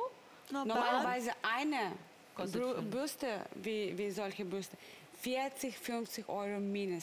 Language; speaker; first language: German; non-native, learner; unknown